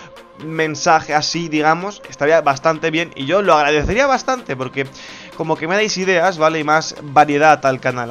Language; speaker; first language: Spanish; native; Spanish